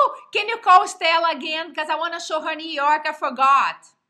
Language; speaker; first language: English; non-native, fluent; Portuguese